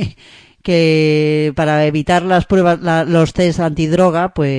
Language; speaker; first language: Spanish; native; Spanish